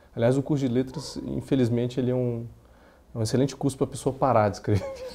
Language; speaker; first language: Portuguese; native; Portuguese